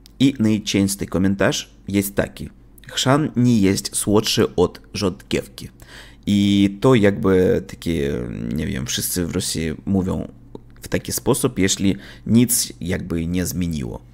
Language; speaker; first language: Polish; non-native, learner; Russian